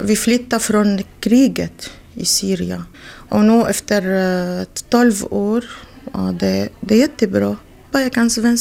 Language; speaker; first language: Swedish; non-native, learner; Arabic